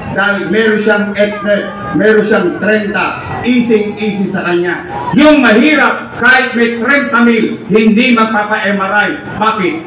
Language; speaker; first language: Filipino; native; Filipino